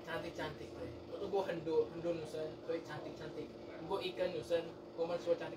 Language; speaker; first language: Chinese; non-native, learner; Indonesian